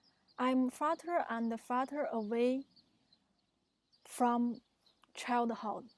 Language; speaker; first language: English; non-native, fluent; Chinese